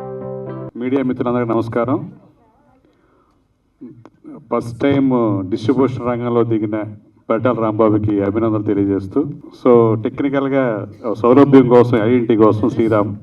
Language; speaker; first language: Telugu; native; Telugu